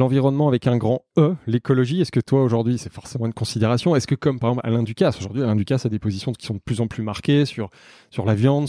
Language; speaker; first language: French; native; French